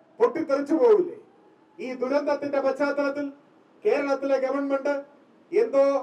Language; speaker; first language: Malayalam; native; Malayalam